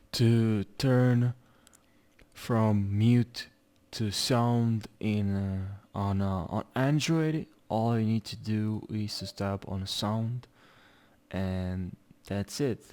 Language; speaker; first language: English; non-native, fluent; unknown